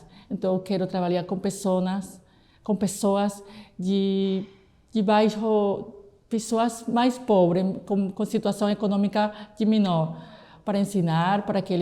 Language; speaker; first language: Portuguese; non-native, fluent; Spanish